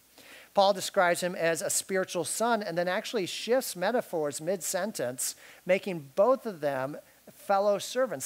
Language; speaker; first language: English; native; English